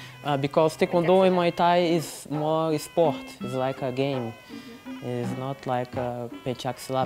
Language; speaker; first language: English; non-native, learner; Portuguese